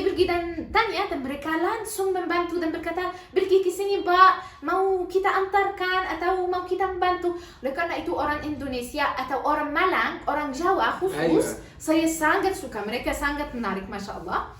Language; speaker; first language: Indonesian; non-native, learner; Arabic